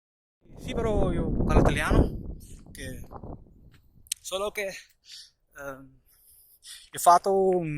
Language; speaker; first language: Italian; non-native, learner; Tamil